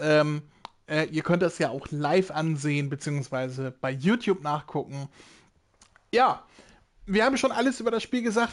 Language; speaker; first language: German; native; German